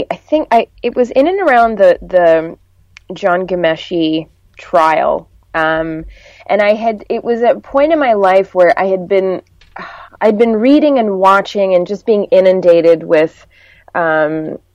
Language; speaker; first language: English; native; English